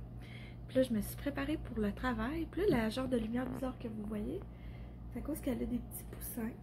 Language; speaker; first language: French; native; French